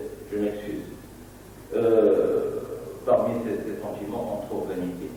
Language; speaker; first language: French; non-native, local second language; Arabic